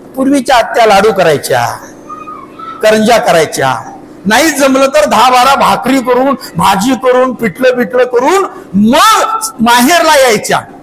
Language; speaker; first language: Marathi; non-native, local second language; Kannada